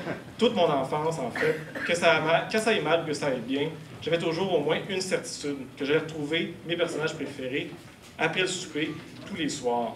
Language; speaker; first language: French; native; French